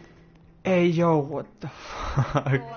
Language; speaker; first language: English; non-native, learner; Romanian